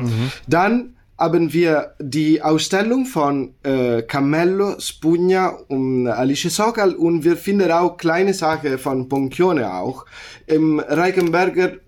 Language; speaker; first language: German; non-native, learner; Italian